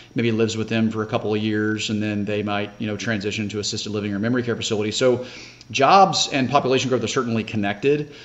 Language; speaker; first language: English; native; English